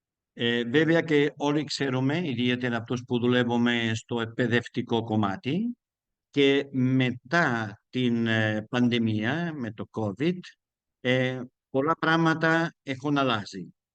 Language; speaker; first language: Greek; non-native, learner; Spanish